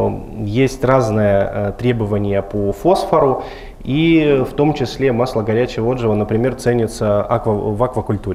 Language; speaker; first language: Russian; native; Russian